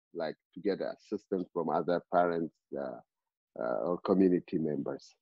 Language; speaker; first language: English; non-native, fluent; Amharic